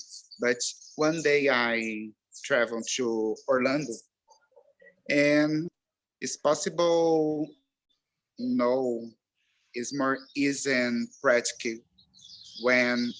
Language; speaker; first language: English; non-native, learner; Portuguese